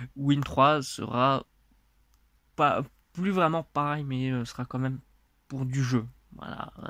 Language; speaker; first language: French; non-native, fluent; Russian